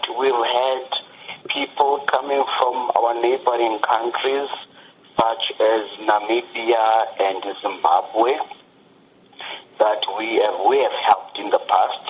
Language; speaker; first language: English; non-native, local second language; Xhosa